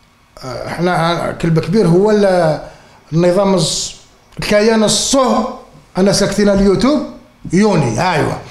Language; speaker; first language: Arabic; native; Arabic